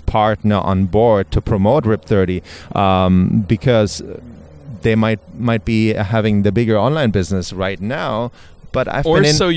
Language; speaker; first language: English; non-native, fluent; German